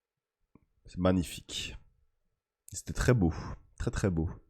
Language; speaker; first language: French; native; French